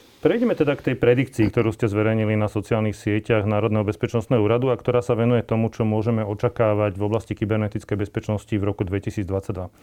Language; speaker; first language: Slovak; native; Slovak